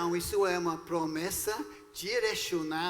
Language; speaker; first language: Portuguese; non-native, fluent; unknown